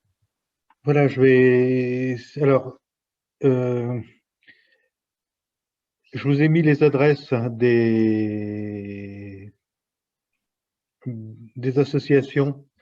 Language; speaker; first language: French; native; French